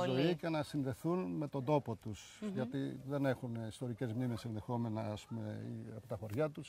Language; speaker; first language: Greek; native; Greek